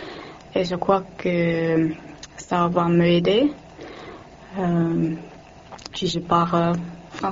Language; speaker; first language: French; non-native, learner; Finnish